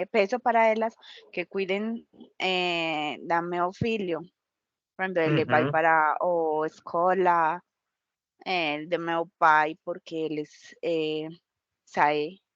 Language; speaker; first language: Portuguese; non-native, learner; Spanish